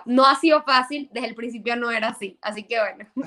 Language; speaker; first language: Spanish; native; Spanish